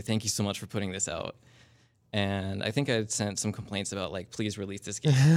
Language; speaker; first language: English; native; English